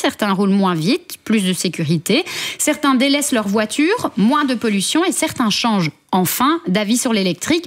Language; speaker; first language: French; native; French